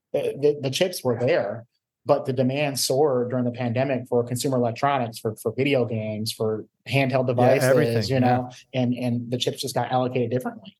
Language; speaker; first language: English; native; English